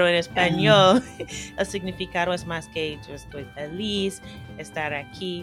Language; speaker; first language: Spanish; non-native, fluent; English